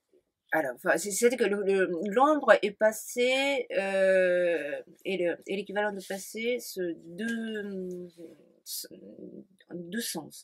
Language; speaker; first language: French; non-native, fluent; Japanese